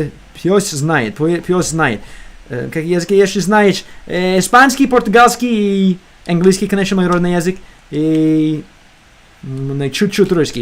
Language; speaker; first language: Russian; non-native, learner; English